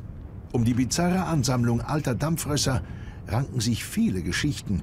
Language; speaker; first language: German; native; German